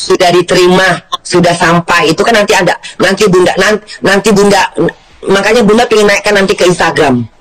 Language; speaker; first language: Indonesian; native; Indonesian